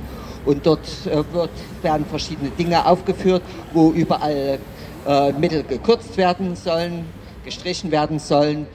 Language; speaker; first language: German; native; German